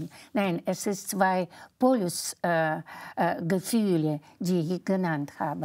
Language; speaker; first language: German; non-native, fluent; Russian